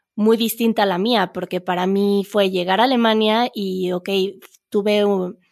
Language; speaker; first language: Spanish; native; Spanish